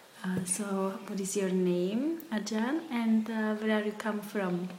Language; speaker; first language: English; non-native, fluent; Slovak